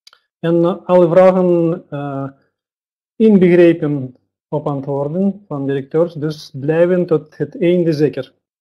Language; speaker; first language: Dutch; non-native, learner; Russian